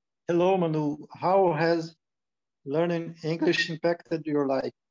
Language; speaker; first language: English; non-native, learner; Portuguese